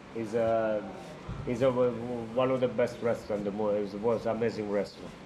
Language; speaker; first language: English; non-native, learner; Italian